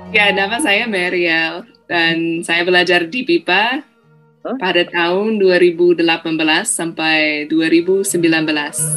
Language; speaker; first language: Indonesian; non-native, fluent; English